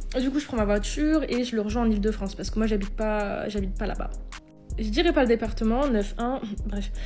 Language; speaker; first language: French; native; French